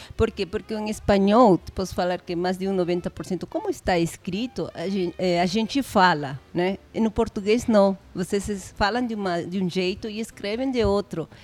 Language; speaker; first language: Portuguese; non-native, fluent; Spanish